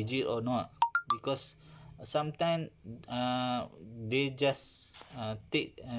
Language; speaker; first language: English; non-native, learner; Malay